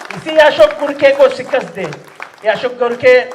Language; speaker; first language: Hindi; non-native, local second language; Marathi